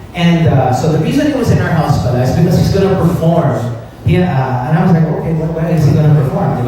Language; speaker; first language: English; native; English